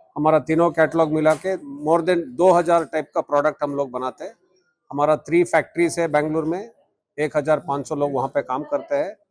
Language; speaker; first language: Hindi; non-native, local second language; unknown